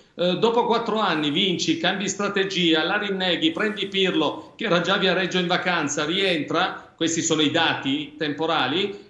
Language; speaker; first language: Italian; native; Italian